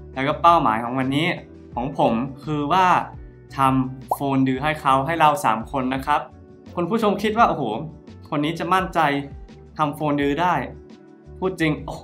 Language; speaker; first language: Thai; non-native, fluent; English